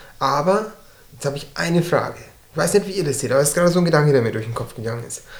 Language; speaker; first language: German; early bilingual, other home language; Turkish